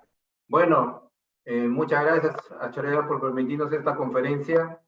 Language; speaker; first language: Spanish; native; Spanish